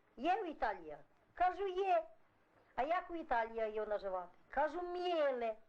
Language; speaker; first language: Ukrainian; non-native, fluent; Italian